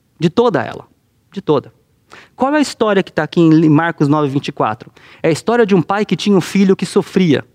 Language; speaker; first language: Portuguese; native; Portuguese